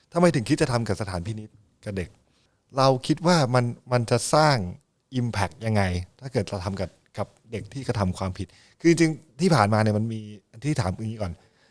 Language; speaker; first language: Thai; native; Thai